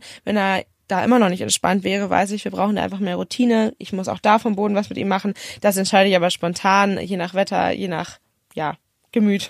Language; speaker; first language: German; native; German